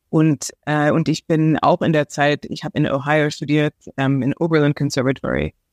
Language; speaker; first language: German; non-native, fluent; English